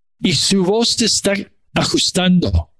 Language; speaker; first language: Spanish; non-native, learner; English